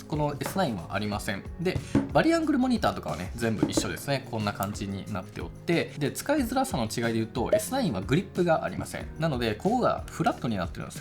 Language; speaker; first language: Japanese; native; Japanese